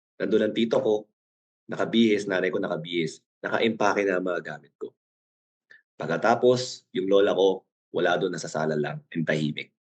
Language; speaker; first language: Filipino; early bilingual, other home language; Korean